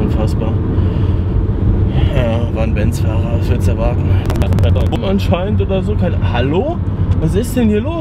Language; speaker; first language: German; native; German